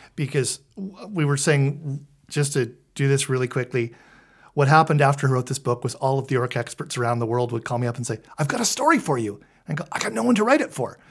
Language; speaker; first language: English; native; English